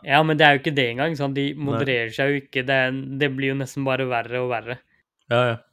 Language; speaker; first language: Norwegian; early bilingual, other home language; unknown